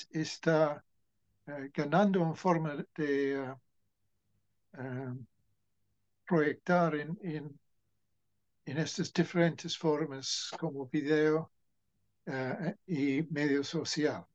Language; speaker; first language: Spanish; non-native, fluent; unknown